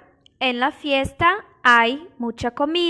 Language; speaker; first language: Spanish; non-native, fluent; Portuguese